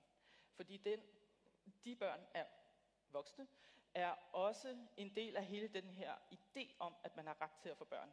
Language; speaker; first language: Danish; native; Danish